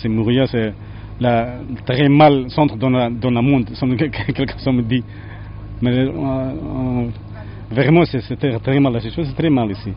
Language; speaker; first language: French; non-native, learner; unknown